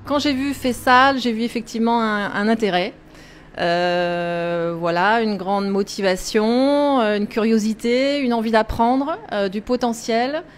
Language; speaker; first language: French; native; French